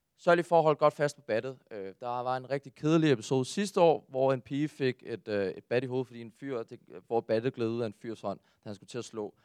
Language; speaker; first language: Danish; native; Danish